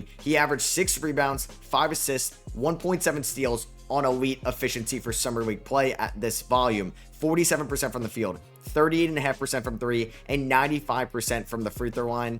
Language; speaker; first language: English; native; English